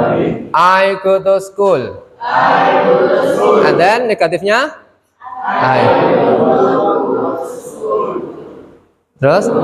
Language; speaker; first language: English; non-native, fluent; Indonesian